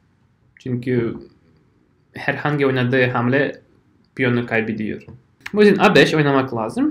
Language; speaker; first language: Turkish; non-native, fluent; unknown